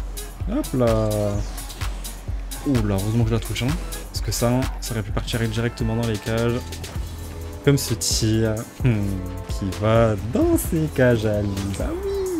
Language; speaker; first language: French; native; French